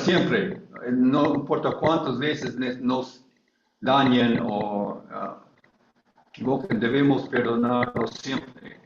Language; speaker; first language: Spanish; non-native, learner; English